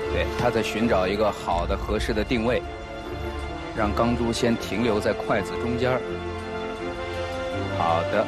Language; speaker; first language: Chinese; native; Chinese